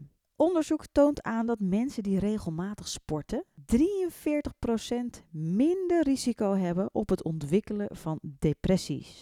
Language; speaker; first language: Dutch; native; Dutch